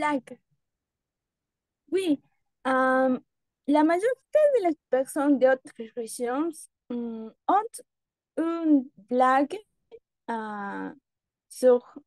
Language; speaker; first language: French; non-native, learner; Spanish